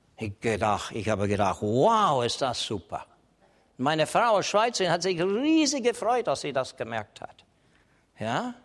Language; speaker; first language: German; non-native, fluent; English